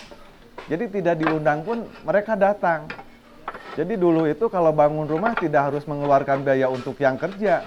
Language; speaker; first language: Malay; non-native, local second language; Sundanese